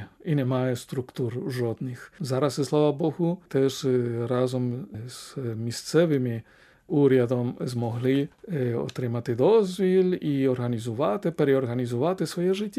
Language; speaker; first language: Ukrainian; non-native, fluent; Spanish